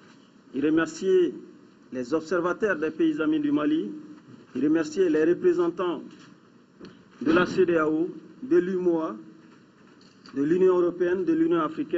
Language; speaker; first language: French; non-native, local second language; Bambara